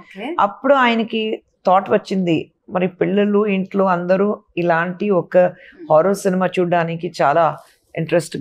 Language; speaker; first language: Telugu; non-native, local second language; Tamil